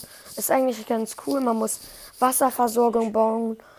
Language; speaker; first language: German; native; German